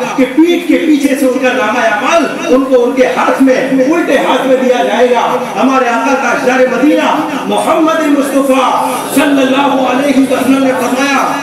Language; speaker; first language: Hindi; non-native, local second language; Gujarati